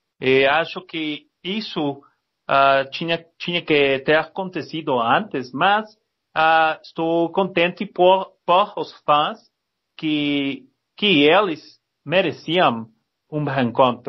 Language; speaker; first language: Portuguese; non-native, learner; Spanish